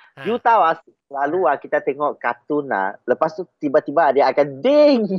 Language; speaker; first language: Malay; non-native, local second language; Chinese